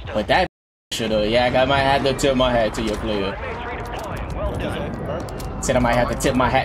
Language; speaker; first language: English; native; English